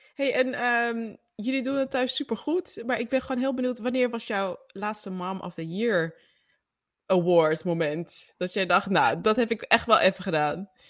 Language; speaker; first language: Dutch; native; Dutch